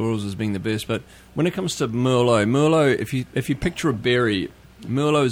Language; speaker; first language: English; native; English